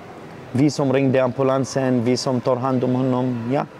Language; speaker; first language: Swedish; non-native, learner; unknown